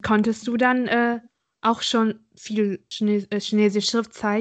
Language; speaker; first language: German; non-native, fluent; Chinese